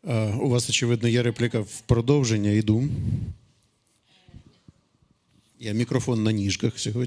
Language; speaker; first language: Ukrainian; native; Ukrainian